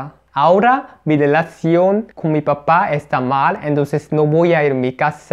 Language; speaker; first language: Spanish; non-native, learner; Korean